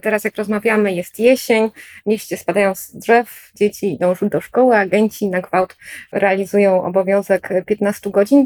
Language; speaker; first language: Polish; native; Polish